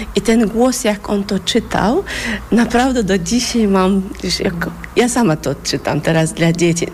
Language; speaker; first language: Polish; non-native, fluent; Chechen